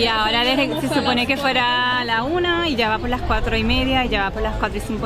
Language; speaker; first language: Spanish; native; Spanish